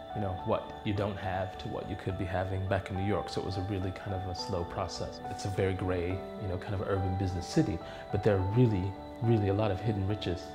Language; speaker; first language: English; native; English